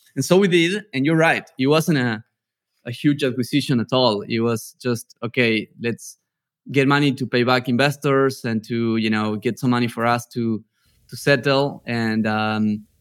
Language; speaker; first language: English; non-native, fluent; Spanish